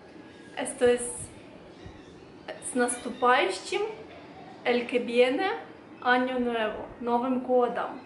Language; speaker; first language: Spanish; non-native, fluent; Russian